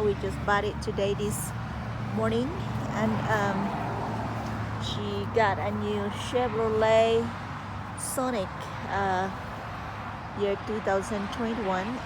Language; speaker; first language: English; non-native, fluent; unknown